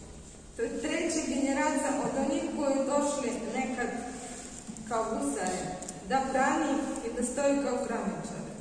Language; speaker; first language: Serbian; non-native, fluent; Russian